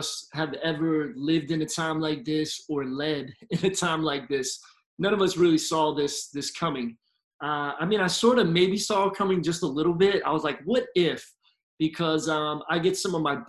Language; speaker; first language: English; native; English